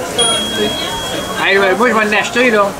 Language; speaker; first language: French; native; French